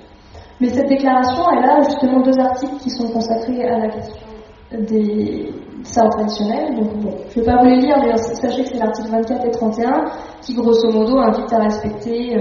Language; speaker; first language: French; native; French